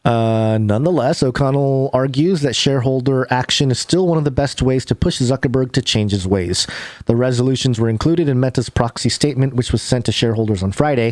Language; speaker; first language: English; native; English